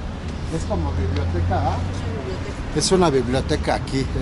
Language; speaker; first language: Spanish; native; Spanish